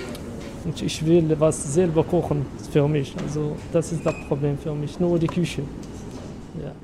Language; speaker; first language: German; non-native, learner; Arabic